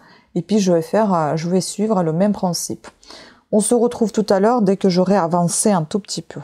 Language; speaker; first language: French; native; French